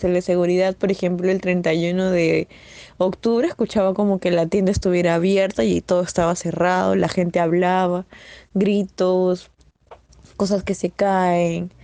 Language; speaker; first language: Spanish; native; Spanish